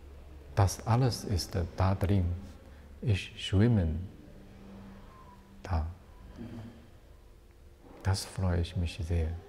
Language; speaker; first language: German; non-native, fluent; Chinese